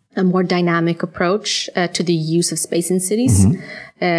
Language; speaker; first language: English; non-native, fluent; Swedish